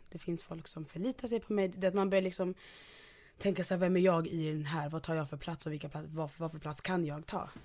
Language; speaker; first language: Swedish; early bilingual, other home language; Ganda